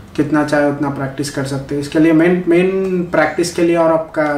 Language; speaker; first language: Hindi; non-native, local second language; Urdu